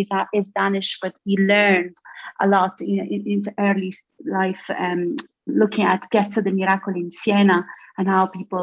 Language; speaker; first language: English; non-native, fluent; Italian